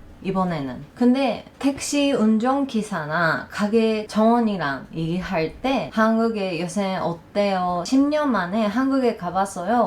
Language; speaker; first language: Korean; non-native, learner; Japanese